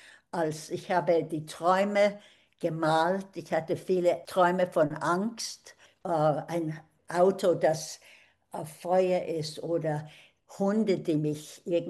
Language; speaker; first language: German; early bilingual, heritage; German